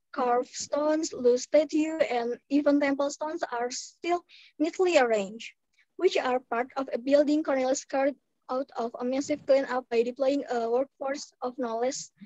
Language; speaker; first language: English; non-native, fluent; Indonesian